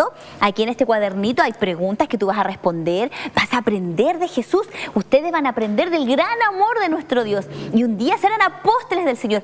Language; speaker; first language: Spanish; native; Spanish